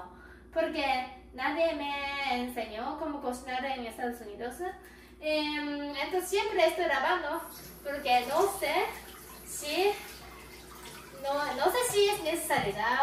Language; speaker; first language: Spanish; non-native, learner; Japanese